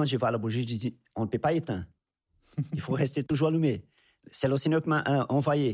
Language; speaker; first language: French; non-native, fluent; Portuguese